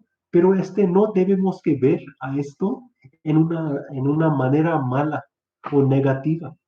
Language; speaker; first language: Spanish; non-native, fluent; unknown